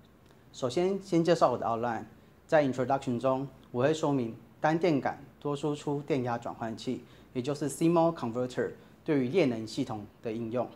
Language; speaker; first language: Chinese; native; Chinese